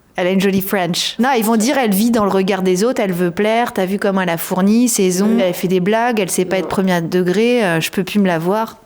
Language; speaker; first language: French; native; French